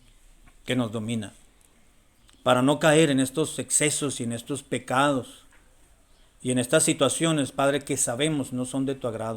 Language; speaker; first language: Spanish; native; Spanish